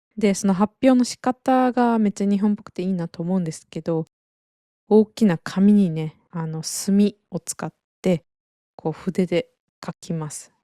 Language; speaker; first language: Japanese; native; Japanese